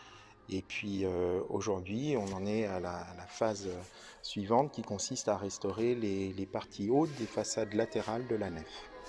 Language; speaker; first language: French; native; French